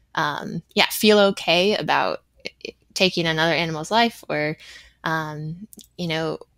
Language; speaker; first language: English; native; English